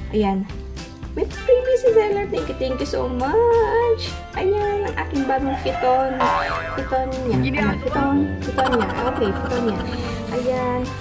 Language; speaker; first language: Filipino; non-native, local second language; Iloko